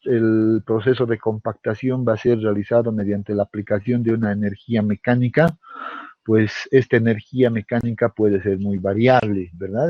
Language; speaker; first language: Spanish; native; Spanish